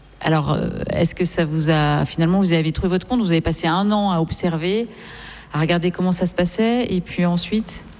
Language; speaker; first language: French; native; French